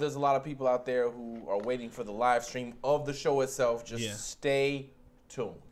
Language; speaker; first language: English; native; English